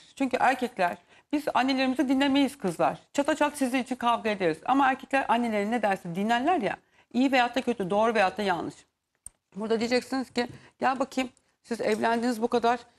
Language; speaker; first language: Turkish; native; Turkish